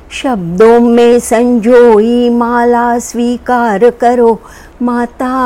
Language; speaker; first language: Hindi; non-native, local second language; Marathi